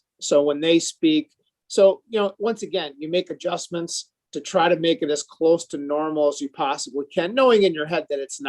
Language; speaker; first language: English; native; English